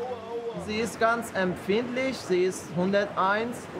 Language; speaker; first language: German; non-native, learner; Persian